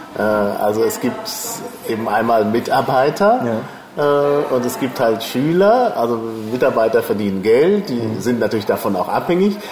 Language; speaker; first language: German; native; German